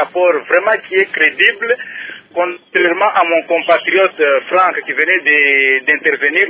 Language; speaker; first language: French; non-native, local second language; Luba-Lulua